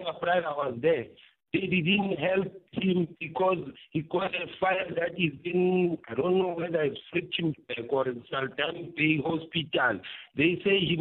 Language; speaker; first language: English; non-native, local second language; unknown